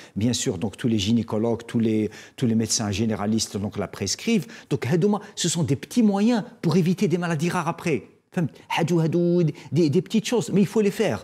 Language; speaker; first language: French; non-native, local second language; Arabic